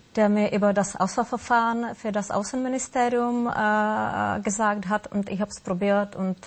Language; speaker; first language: German; non-native, fluent; Russian